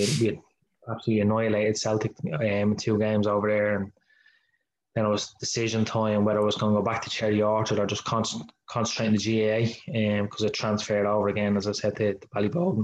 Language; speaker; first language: English; native; English